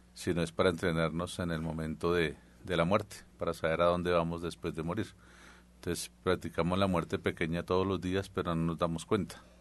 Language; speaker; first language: Spanish; native; Spanish